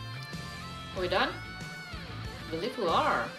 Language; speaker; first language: English; non-native, fluent; French